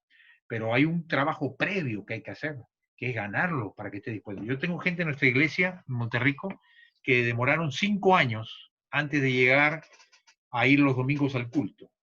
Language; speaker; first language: Spanish; native; Spanish